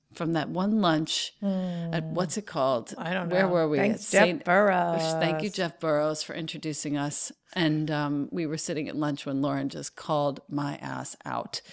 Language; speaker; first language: English; native; English